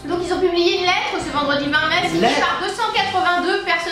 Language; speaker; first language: French; native; French